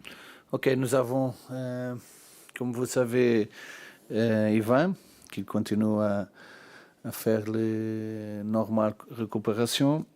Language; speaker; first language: French; non-native, learner; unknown